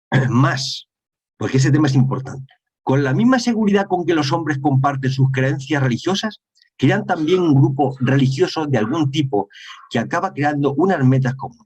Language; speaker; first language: Spanish; native; Spanish